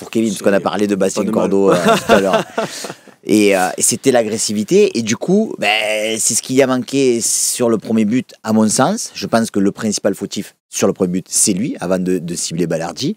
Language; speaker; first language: French; native; French